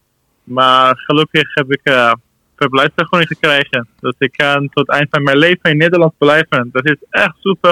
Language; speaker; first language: Dutch; non-native, learner; Persian